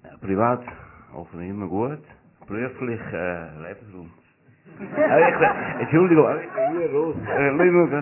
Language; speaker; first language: German; non-native, learner; Italian